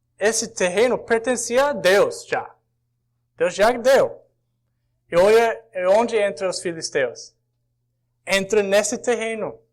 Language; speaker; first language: Portuguese; non-native, fluent; English